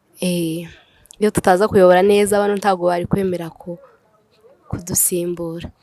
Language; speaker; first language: Kinyarwanda; early bilingual, heritage; Kinyarwanda